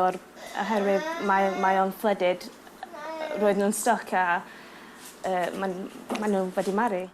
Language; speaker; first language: Welsh; non-native, local second language; English